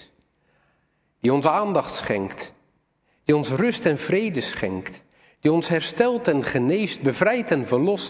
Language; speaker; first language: Dutch; native; Dutch